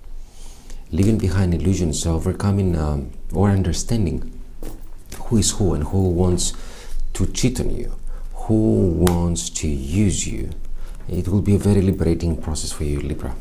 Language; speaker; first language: English; non-native, fluent; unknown